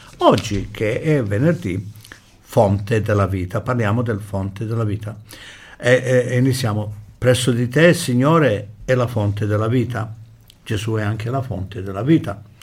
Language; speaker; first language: Italian; early bilingual, heritage; Italian